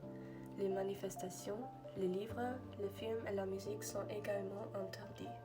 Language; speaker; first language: French; non-native, learner; German